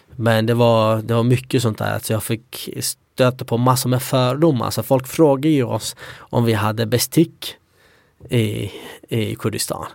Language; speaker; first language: Swedish; early bilingual, other home language; Kurdish